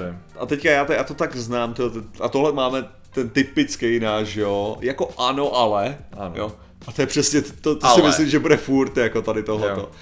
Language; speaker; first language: Czech; native; Czech